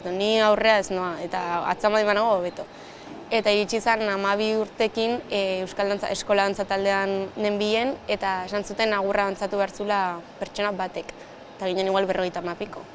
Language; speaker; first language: Basque; native; Basque